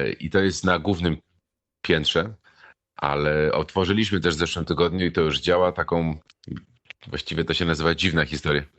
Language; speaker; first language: Polish; native; Polish